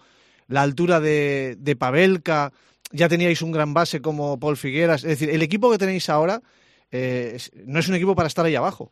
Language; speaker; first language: Spanish; native; Spanish